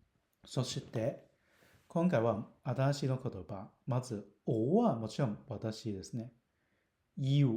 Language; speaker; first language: Japanese; non-native, fluent; Cantonese